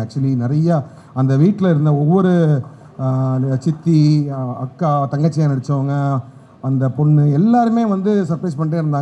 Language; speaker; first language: Tamil; native; Tamil